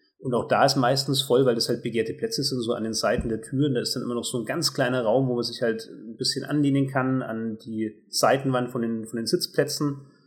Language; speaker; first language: German; native; German